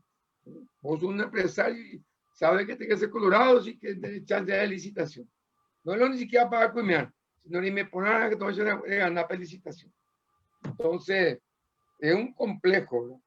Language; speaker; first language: Spanish; native; Spanish